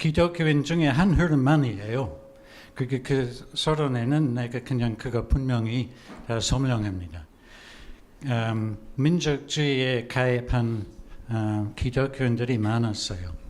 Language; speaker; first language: Korean; non-native, fluent; English